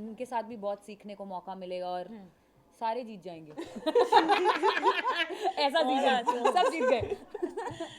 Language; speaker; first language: Hindi; native; Hindi